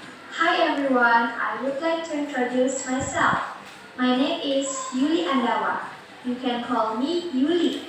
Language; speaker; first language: English; non-native, fluent; Indonesian